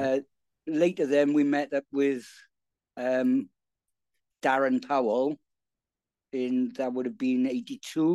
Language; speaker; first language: English; native; English